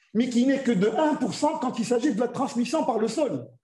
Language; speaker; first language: French; non-native, local second language; Arabic